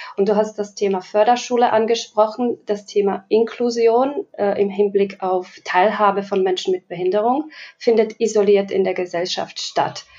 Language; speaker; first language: German; non-native, fluent; Slovak